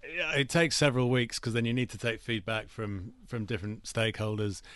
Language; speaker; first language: English; native; English